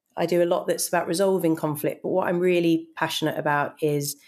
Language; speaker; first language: English; native; English